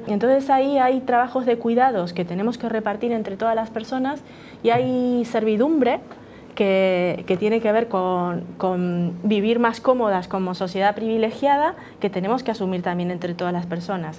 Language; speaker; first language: Spanish; native; Spanish